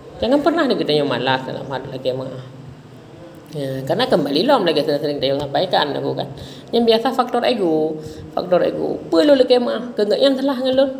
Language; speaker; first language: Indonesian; non-native, local second language; Achinese